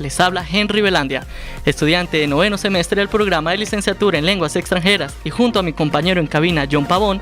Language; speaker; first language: Spanish; native; Spanish